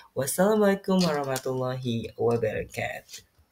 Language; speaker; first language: English; non-native, fluent; Indonesian